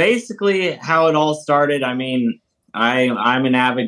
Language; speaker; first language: English; native; English